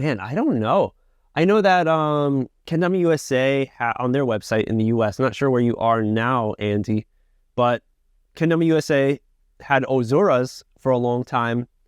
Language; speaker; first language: English; native; English